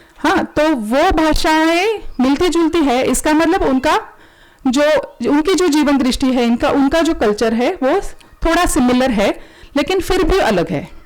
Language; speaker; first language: Hindi; non-native, local second language; Marathi